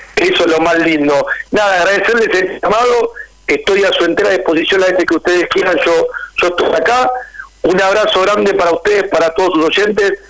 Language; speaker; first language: Spanish; native; Spanish